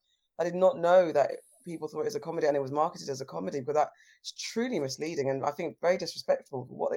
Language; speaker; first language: English; native; English